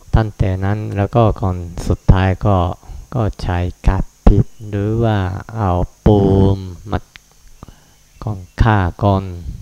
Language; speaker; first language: Thai; non-native, fluent; Japanese